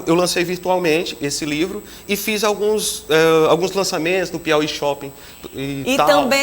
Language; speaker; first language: Portuguese; native; Portuguese